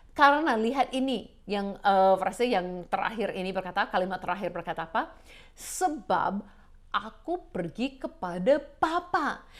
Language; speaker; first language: Indonesian; non-native, fluent; English